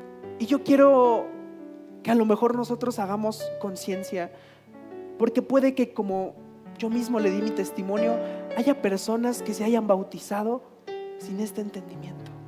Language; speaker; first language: Spanish; native; Spanish